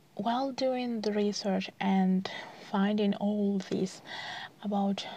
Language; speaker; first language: English; non-native, fluent; Arabic